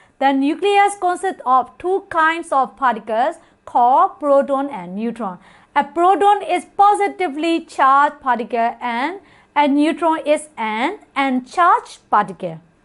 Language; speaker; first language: English; non-native, fluent; Burmese